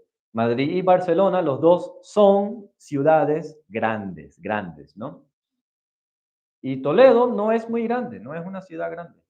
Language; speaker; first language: Spanish; non-native, fluent; English